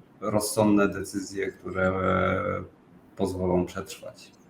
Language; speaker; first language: Polish; native; Polish